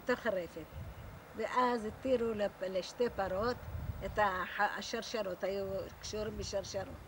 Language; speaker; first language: Hebrew; non-native, fluent; Arabic